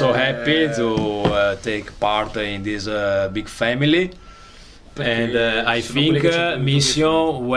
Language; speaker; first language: English; non-native, learner; Italian